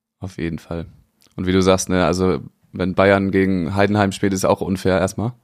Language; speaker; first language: German; native; German